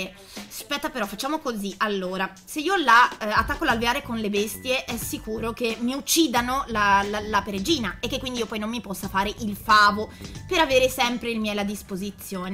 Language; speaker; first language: Italian; native; Italian